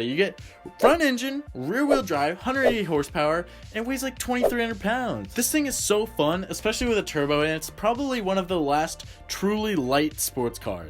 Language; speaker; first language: English; native; English